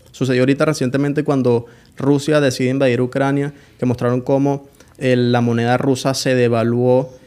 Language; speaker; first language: Spanish; native; Spanish